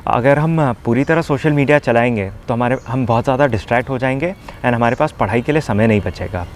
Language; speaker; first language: Hindi; native; Hindi